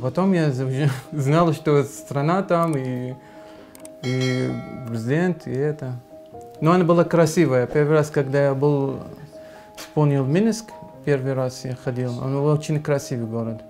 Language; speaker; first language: Russian; non-native, learner; Arabic